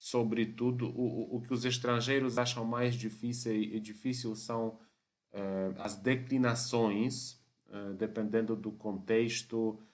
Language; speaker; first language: Portuguese; non-native, fluent; Polish